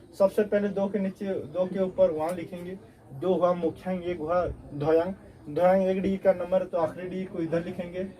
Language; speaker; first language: Hindi; native; Hindi